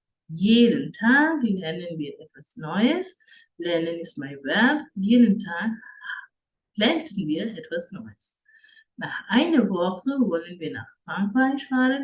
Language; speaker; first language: German; non-native, fluent; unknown